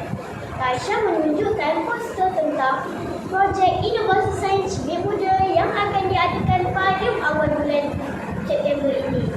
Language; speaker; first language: Malay; native; Malay